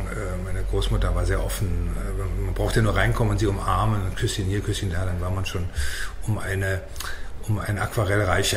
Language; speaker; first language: German; native; German